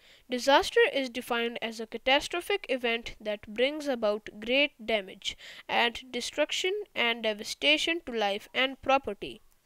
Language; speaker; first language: English; non-native, local second language; Urdu